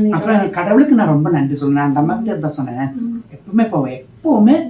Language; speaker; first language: Tamil; non-native, local second language; Malayalam